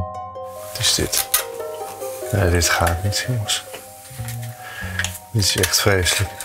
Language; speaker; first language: Dutch; native; Dutch